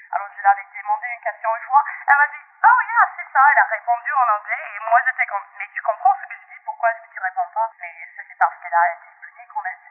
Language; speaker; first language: French; non-native, local second language; English